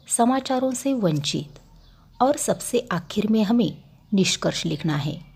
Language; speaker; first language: Hindi; non-native, local second language; Marathi